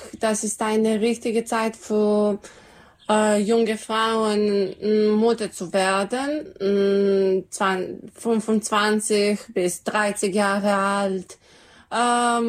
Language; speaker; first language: German; non-native, learner; Serbian